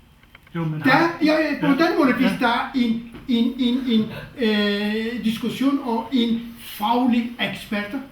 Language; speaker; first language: Danish; non-native, fluent; Kurdish